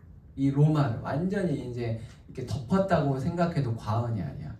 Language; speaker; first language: Korean; native; Korean